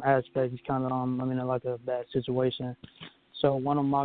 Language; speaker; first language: English; native; English